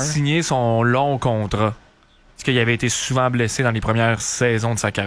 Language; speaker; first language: French; native; French